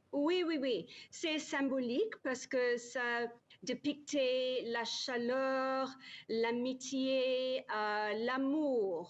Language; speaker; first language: French; non-native, learner; English